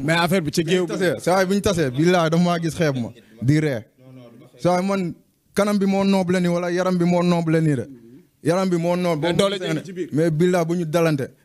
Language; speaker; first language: Wolof; non-native, local second language; Jola-Fonyi